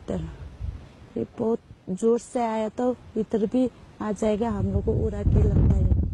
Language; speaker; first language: Hindi; non-native, learner; Nepali